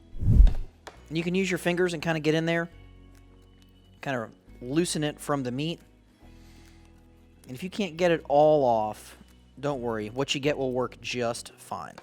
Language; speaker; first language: English; native; English